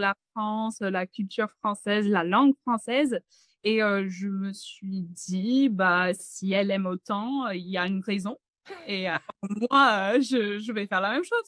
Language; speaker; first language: French; non-native, fluent; English